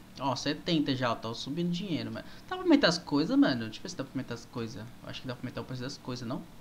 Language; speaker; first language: Portuguese; native; Portuguese